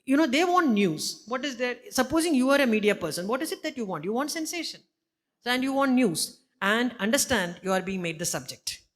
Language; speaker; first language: English; non-native, local second language; Malayalam